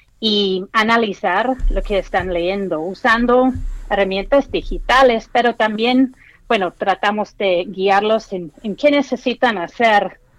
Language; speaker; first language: Spanish; non-native, fluent; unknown